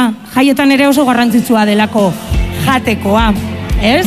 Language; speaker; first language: Basque; native; Basque